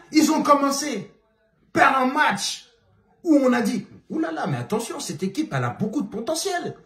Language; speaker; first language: French; non-native, local second language; Bambara